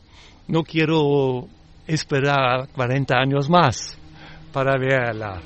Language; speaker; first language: Spanish; non-native, fluent; German